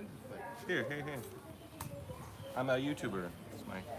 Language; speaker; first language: English; native; English